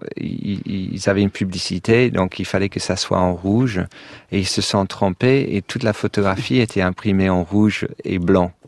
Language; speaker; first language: French; non-native, fluent; English